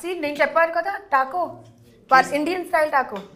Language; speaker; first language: Telugu; non-native, learner; Hindi